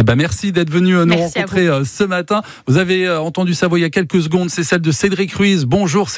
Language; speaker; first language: French; native; French